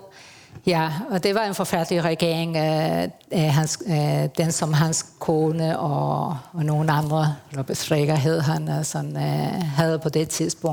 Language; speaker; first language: Danish; early bilingual, heritage; Spanish